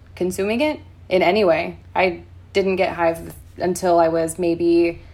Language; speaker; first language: English; native; English